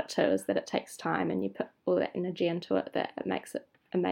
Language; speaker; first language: English; native; English